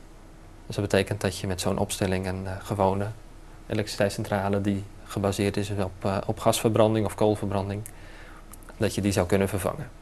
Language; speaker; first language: Dutch; native; Dutch